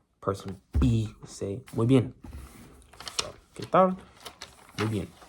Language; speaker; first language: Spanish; non-native, learner; English